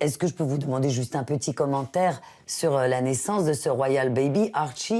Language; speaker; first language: French; native; French